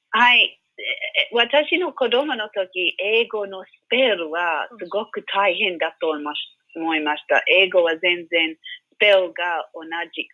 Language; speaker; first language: Japanese; non-native, learner; English